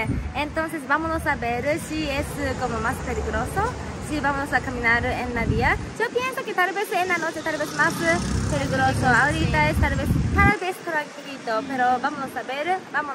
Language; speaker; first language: Spanish; non-native, fluent; Japanese